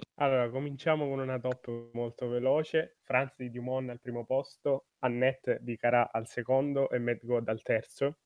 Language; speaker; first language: Italian; native; Italian